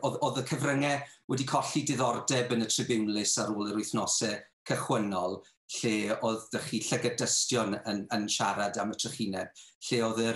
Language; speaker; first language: Welsh; native; Welsh